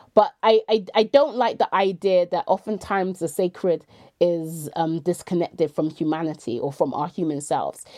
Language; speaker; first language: English; native; English